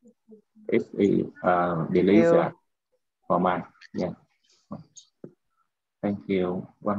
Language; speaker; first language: English; non-native, learner; Vietnamese